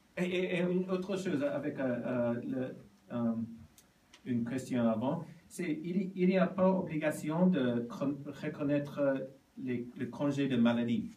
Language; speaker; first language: French; non-native, learner; Japanese